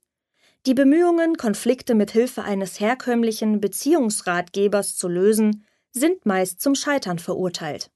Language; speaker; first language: German; native; German